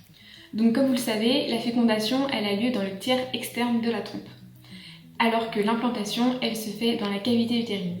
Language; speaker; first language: French; native; French